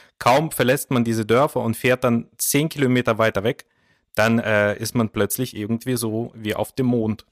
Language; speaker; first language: German; early bilingual, other home language; Russian